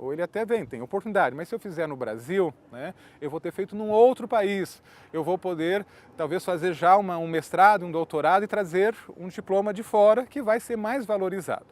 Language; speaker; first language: Portuguese; native; Portuguese